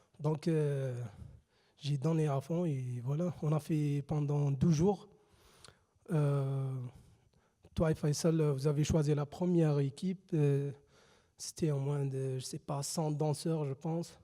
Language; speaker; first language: French; non-native, fluent; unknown